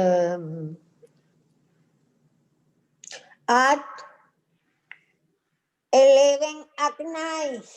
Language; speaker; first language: English; non-native, learner; Spanish